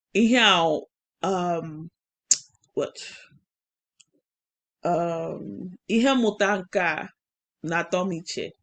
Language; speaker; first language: Igbo; non-native, learner; English